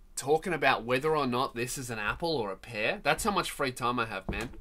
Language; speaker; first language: English; native; English